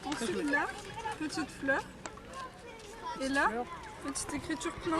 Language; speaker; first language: French; native; French